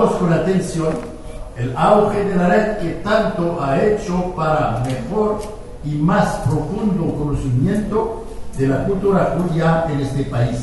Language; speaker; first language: Spanish; non-native, fluent; French